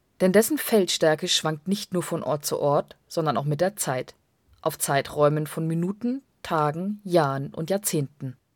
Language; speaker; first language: German; native; German